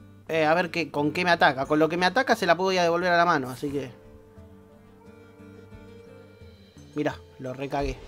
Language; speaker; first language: Spanish; native; Spanish